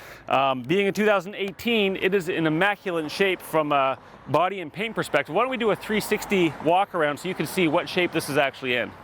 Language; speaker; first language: English; native; English